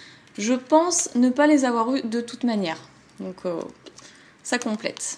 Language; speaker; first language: French; native; French